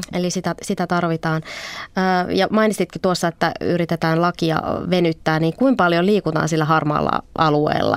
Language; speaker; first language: Finnish; native; Finnish